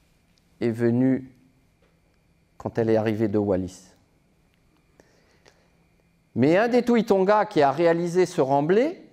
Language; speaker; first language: French; native; French